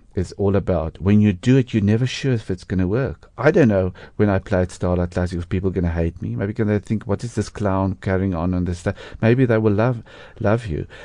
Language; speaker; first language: English; non-native, local second language; Afrikaans